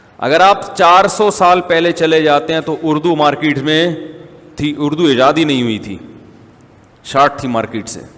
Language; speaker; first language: Urdu; native; Urdu